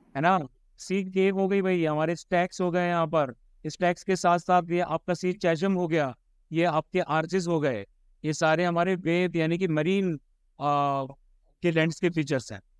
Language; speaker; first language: Hindi; native; Hindi